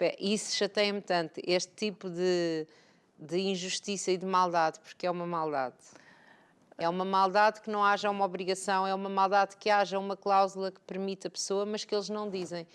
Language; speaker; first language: Portuguese; native; Portuguese